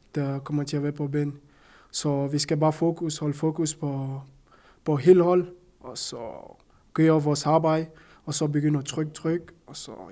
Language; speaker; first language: Danish; non-native, fluent; French